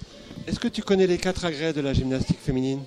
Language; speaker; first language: French; native; French